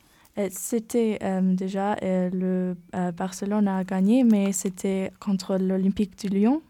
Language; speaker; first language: French; non-native, learner; German